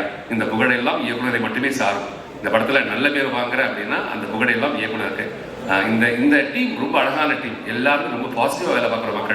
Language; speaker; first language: Tamil; native; Tamil